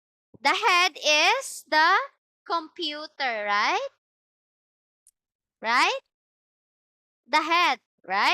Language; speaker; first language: English; non-native, local second language; Filipino